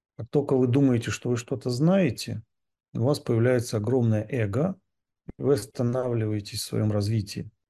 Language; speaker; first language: Russian; native; Russian